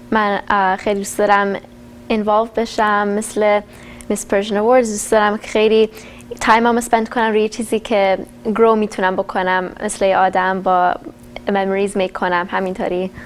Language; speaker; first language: Persian; early bilingual, heritage; Persian